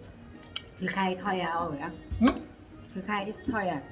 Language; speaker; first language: German; non-native, learner; Vietnamese